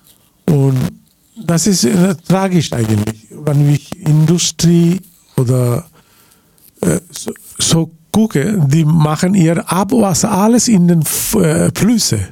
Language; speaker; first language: German; non-native, learner; Bangla